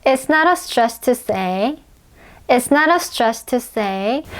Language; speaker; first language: English; non-native, fluent; Korean